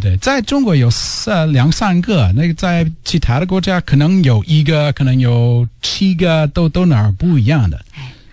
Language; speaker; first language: Chinese; non-native, fluent; English